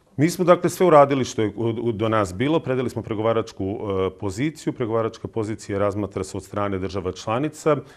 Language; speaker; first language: Croatian; native; Croatian